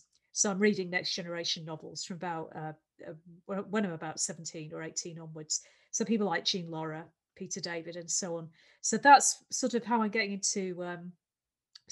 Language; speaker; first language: English; native; English